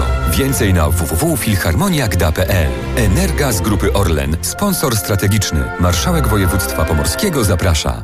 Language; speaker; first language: Polish; native; Polish